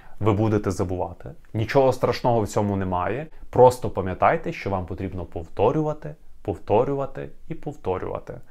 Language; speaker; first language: Ukrainian; native; Ukrainian